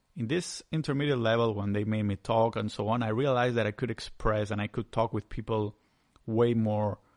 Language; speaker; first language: English; non-native, fluent; Spanish